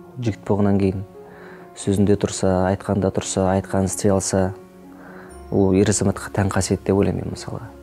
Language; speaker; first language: Kazakh; native; Kazakh